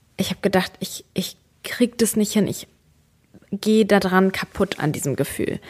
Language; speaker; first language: German; early bilingual, other home language; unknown